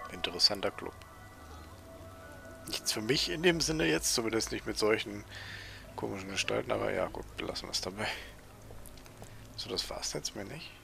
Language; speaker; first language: German; native; German